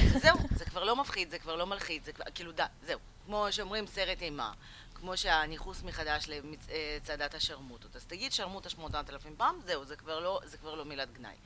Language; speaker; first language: Hebrew; early bilingual, other home language; Russian